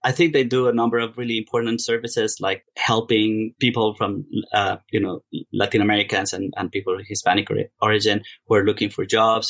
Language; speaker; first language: English; non-native, fluent; Spanish